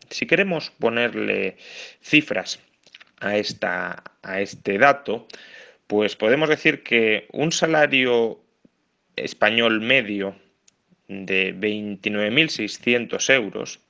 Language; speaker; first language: Spanish; native; Spanish